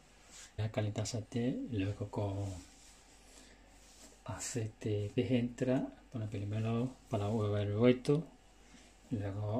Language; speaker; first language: Spanish; non-native, learner; Chinese